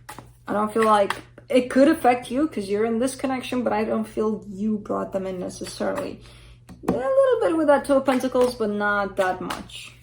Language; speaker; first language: English; native; English